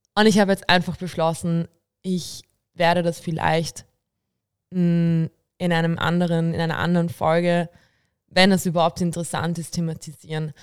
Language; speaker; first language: German; early bilingual, other home language; Bulgarian